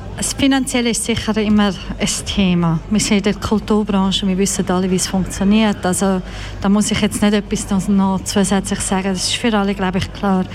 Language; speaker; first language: German; early bilingual, other home language; Croatian